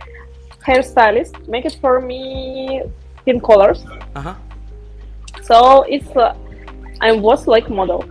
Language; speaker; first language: English; non-native, learner; Russian